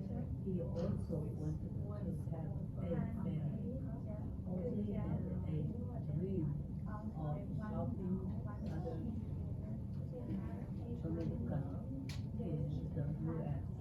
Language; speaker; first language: English; non-native, learner; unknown